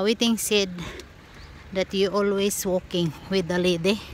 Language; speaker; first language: English; non-native, local second language; Filipino